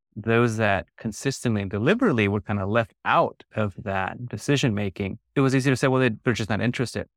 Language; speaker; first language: English; early bilingual, other home language; Spanish